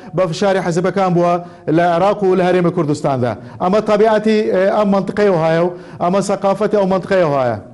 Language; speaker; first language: Central Kurdish; non-native, local second language; Azerbaijani